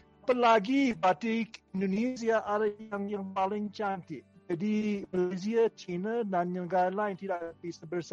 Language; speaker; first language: Indonesian; non-native, fluent; English